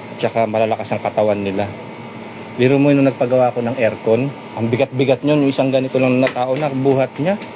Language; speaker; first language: Filipino; non-native, local second language; Pampanga